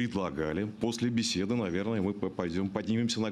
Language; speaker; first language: Russian; native; Russian